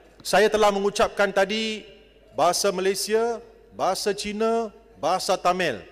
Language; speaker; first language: Malay; non-native, local second language; Tamil